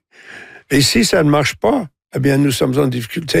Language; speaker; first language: French; non-native, local second language; English